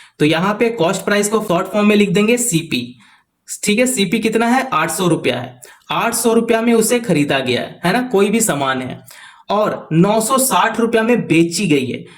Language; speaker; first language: Hindi; native; Hindi